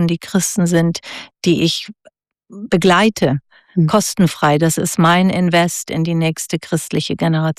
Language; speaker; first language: German; native; German